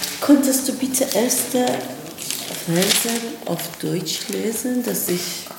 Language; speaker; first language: German; non-native, learner; Persian